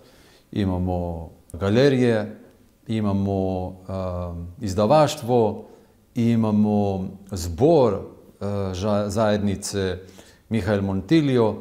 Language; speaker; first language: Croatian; non-native, fluent; Hebrew